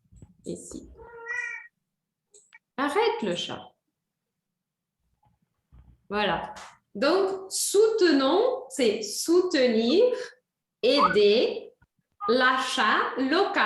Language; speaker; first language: French; non-native, fluent; Portuguese